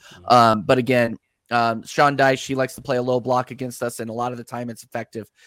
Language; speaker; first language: English; native; English